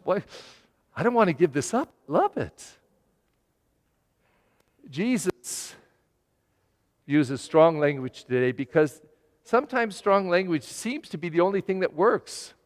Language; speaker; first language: English; native; English